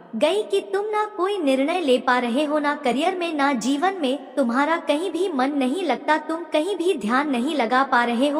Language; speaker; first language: Hindi; native; Hindi